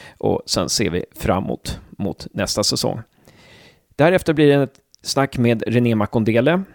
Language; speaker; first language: Swedish; native; Swedish